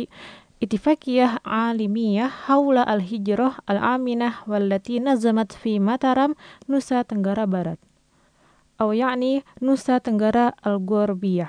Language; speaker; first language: Arabic; non-native, fluent; Indonesian